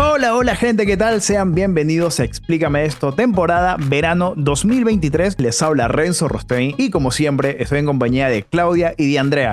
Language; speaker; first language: Spanish; native; Spanish